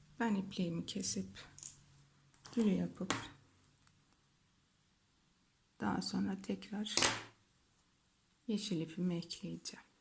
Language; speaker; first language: Turkish; native; Turkish